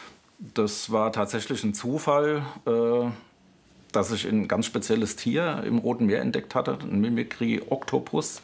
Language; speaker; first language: German; native; German